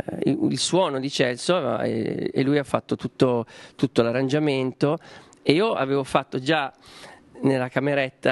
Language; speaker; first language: Italian; native; Italian